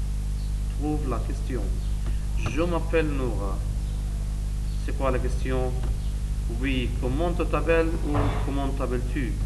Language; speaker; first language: French; non-native, learner; Arabic